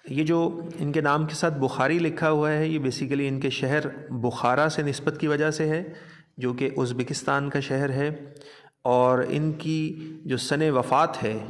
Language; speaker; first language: Urdu; non-native, local second language; Punjabi